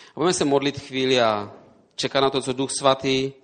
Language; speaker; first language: Czech; native; Czech